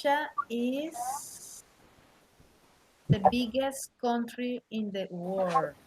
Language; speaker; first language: English; non-native, learner; Spanish